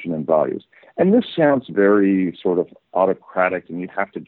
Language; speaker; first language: English; native; English